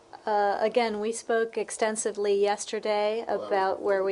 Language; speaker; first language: English; native; English